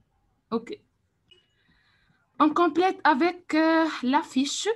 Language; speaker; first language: French; non-native, fluent; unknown